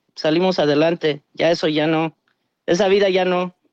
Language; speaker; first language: Spanish; early bilingual, heritage; Spanish